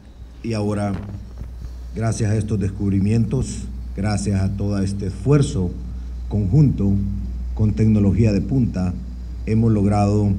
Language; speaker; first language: Spanish; native; Spanish